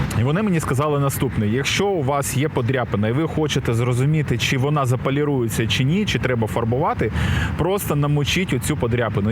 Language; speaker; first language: Ukrainian; native; Ukrainian